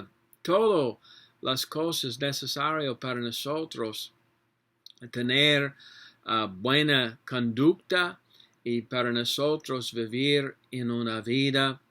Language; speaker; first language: Spanish; non-native, learner; English